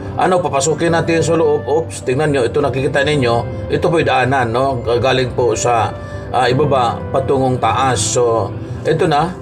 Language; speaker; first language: Filipino; non-native, local second language; Cebuano